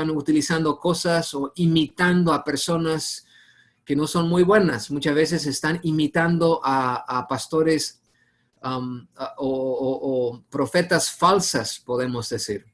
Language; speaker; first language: Spanish; non-native, fluent; English